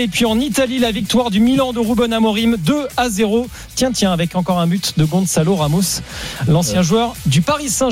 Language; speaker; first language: French; native; French